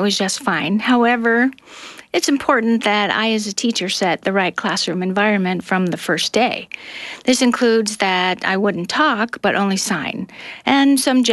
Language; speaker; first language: English; non-native, local second language; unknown